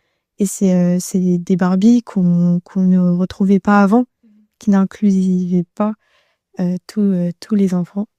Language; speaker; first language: French; native; French